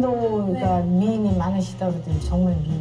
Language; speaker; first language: Korean; native; Korean